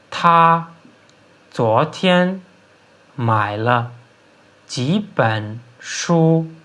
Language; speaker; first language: Chinese; non-native, fluent; Turkmen